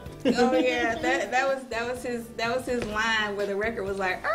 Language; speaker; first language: English; native; English